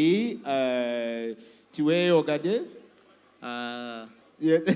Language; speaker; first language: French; non-native, learner; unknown